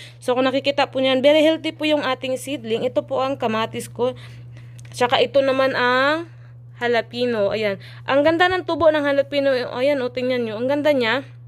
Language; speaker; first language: Filipino; non-native, local second language; Cebuano